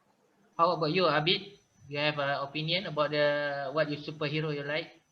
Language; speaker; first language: English; non-native, learner; Malay